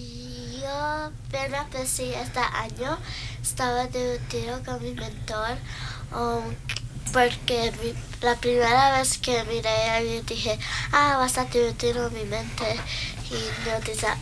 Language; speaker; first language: Spanish; early bilingual, other home language; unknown